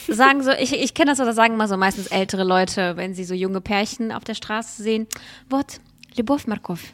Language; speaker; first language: German; early bilingual, other home language; Russian